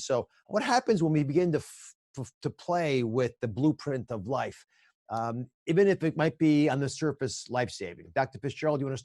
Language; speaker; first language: English; native; English